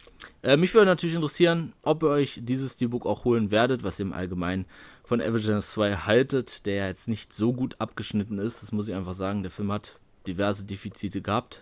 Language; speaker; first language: German; native; German